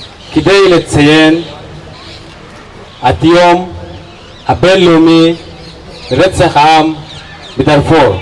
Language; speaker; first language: Hebrew; non-native, fluent; Arabic